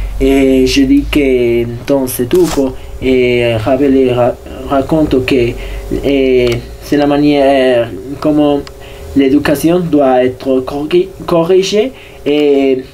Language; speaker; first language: French; non-native, learner; Spanish